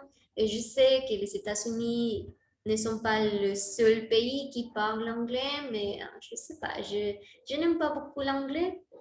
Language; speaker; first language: French; non-native, learner; Spanish